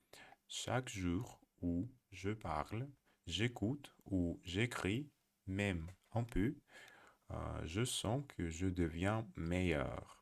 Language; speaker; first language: French; non-native, learner; Russian